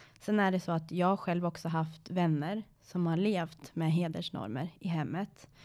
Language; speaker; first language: Swedish; early bilingual, other home language; Persian